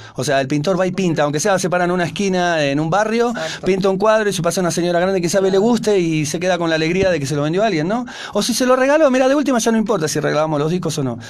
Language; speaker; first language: Spanish; native; Spanish